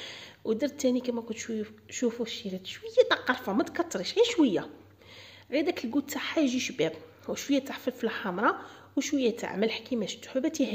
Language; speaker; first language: Arabic; native; Arabic